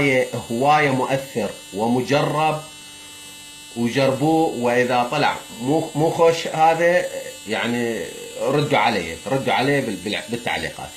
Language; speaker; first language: Arabic; native; Arabic